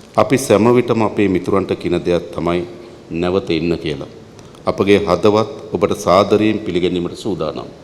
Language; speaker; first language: Sinhala; native; Sinhala